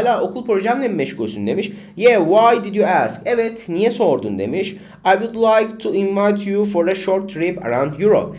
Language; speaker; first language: English; non-native, fluent; Turkish